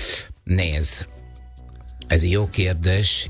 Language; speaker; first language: Hungarian; non-native, fluent; Italian